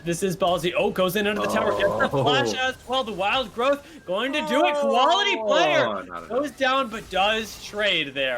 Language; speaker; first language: English; native; English